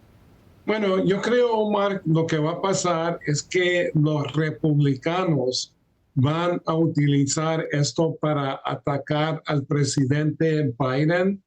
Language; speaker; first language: Spanish; early bilingual, heritage; Spanish